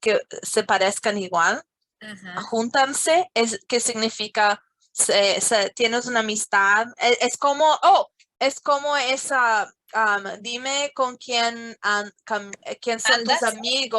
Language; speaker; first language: Spanish; non-native, fluent; English